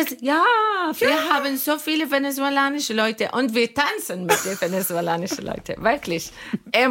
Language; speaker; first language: German; non-native, learner; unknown